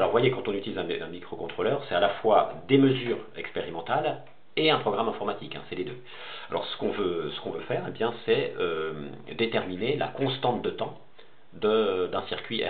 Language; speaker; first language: French; native; French